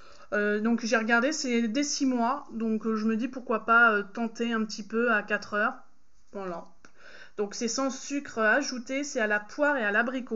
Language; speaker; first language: French; native; French